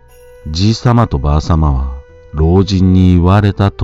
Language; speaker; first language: Japanese; native; Japanese